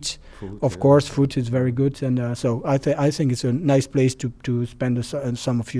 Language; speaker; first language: English; non-native, learner; French